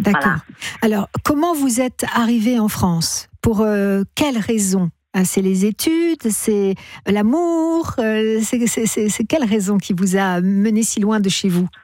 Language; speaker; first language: French; native; French